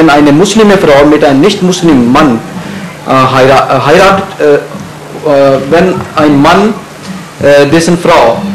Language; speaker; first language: German; non-native, fluent; Urdu